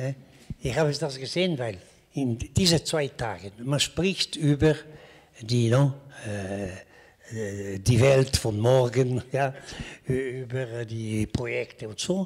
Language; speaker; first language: German; non-native, local second language; Italian